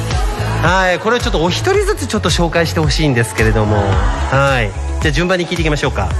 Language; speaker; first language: Japanese; native; Japanese